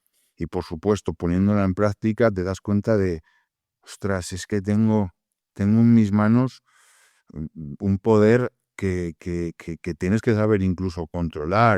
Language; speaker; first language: Spanish; native; Spanish